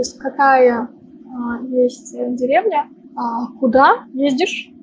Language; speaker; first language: Russian; native; Russian